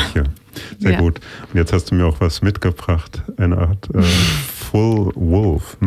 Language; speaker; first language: German; native; German